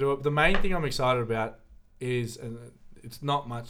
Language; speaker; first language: English; native; English